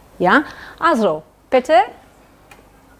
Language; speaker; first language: German; non-native, learner; Catalan